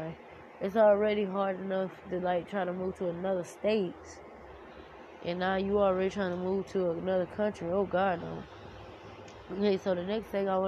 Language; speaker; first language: English; native; English